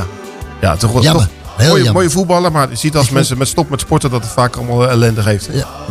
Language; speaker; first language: Dutch; native; Dutch